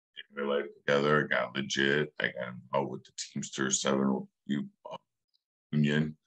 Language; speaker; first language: English; native; English